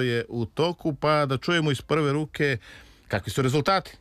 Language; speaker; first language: Serbian; native; Serbian